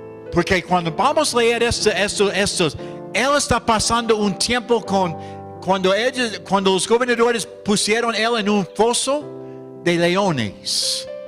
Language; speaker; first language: Spanish; non-native, fluent; English